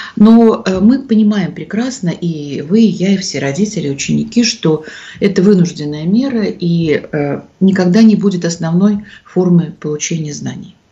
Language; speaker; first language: Russian; native; Russian